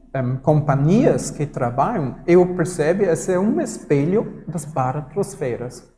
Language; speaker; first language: Portuguese; non-native, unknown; German